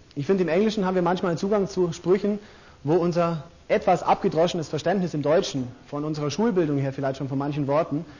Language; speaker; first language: German; native; German